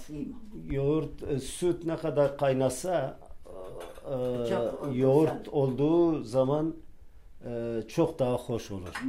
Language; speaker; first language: Turkish; non-native, local second language; Turoyo